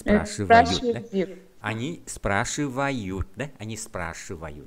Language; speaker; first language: Russian; non-native, fluent; Vietnamese